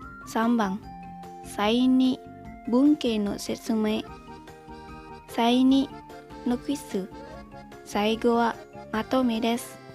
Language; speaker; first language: Japanese; non-native, learner; Indonesian